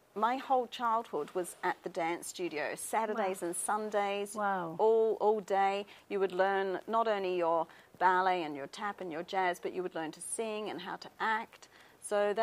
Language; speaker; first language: English; native; English